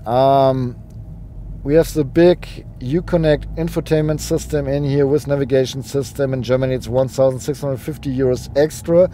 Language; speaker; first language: English; non-native, fluent; German